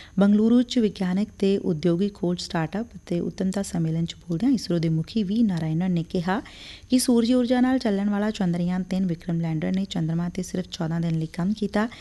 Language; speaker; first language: Punjabi; native; Punjabi